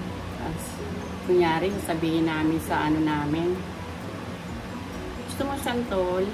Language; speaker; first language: Filipino; native; Filipino